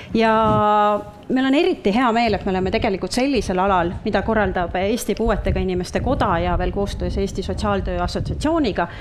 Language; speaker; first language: Estonian; native; Estonian